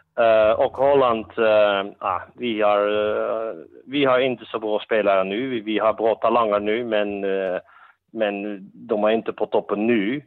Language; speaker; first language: Swedish; non-native, fluent; Dutch